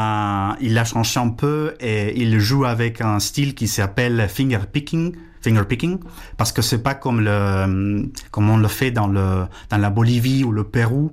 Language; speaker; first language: French; non-native, fluent; Spanish